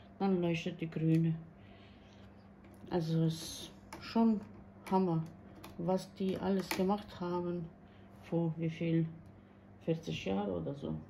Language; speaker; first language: German; non-native, learner; Bosnian